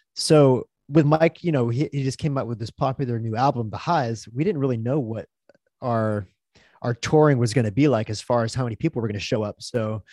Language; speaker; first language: English; native; English